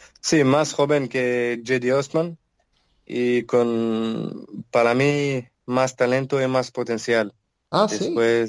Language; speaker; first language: Portuguese; non-native, learner; French